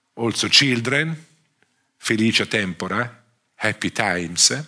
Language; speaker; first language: English; non-native, fluent; Italian